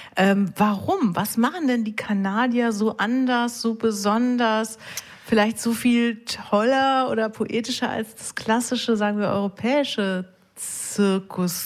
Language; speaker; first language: German; native; German